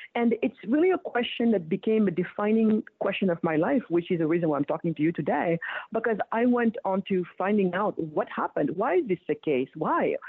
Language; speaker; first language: English; early bilingual, other home language; Wolof